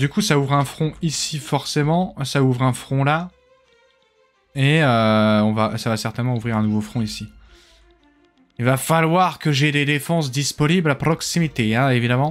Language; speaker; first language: French; native; French